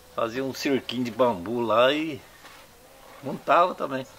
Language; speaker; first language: Portuguese; native; Portuguese